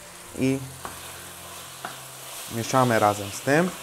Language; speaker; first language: Polish; non-native, learner; Hindi